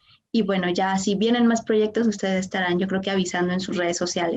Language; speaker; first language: Spanish; native; Spanish